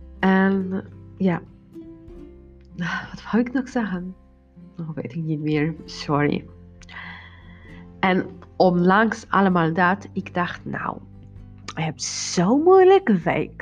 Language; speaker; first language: Dutch; non-native, learner; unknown